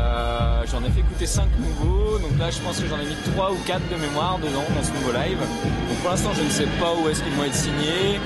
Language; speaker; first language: French; native; French